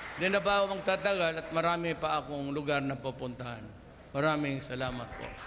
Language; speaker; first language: Filipino; non-native, local second language; Cebuano